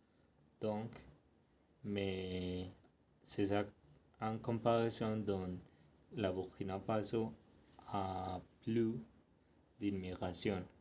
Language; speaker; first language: French; non-native, learner; Spanish